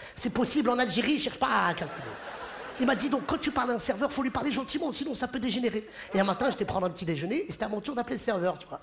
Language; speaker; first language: French; early bilingual, other home language; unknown